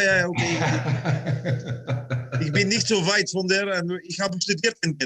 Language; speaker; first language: German; non-native, learner; Dutch